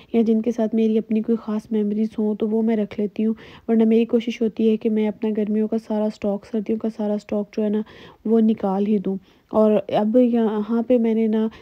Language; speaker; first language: Urdu; native; Urdu